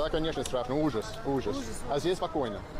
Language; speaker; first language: Russian; non-native, fluent; English